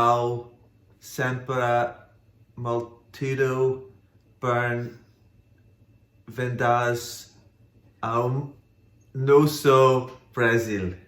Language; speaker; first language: Portuguese; non-native, learner; English